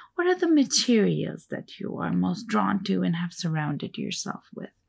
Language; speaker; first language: English; non-native, fluent; Turkish